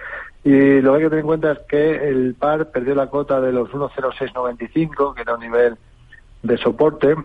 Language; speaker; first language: Spanish; native; Spanish